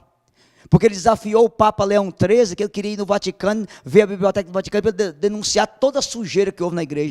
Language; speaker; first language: Portuguese; native; Portuguese